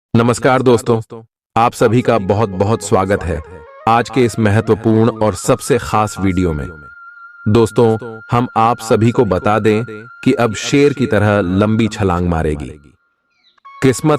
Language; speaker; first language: Hindi; native; Hindi